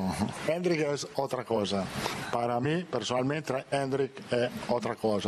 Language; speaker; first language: Portuguese; non-native, fluent; Italian